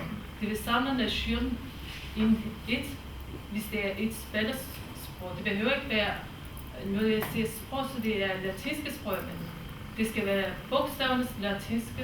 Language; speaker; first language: Danish; non-native, fluent; Kurdish